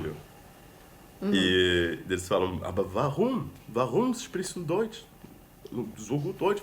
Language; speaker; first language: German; non-native, fluent; Portuguese